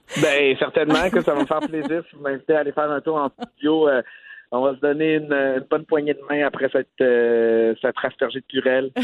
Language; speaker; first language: French; native; French